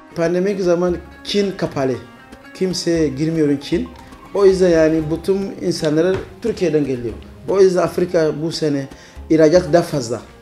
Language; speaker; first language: Turkish; non-native, learner; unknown